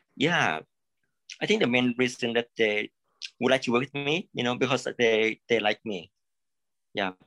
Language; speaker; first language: English; non-native, learner; Thai